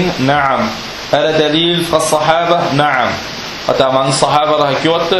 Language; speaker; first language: Danish; non-native, fluent; Arabic